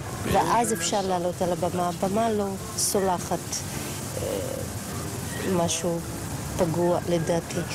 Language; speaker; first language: Hebrew; non-native, fluent; Russian